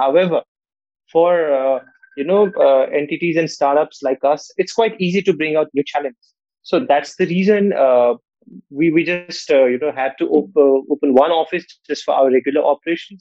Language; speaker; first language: English; non-native, local second language; Nepali